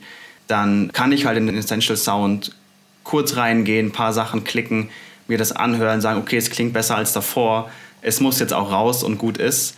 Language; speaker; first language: German; native; German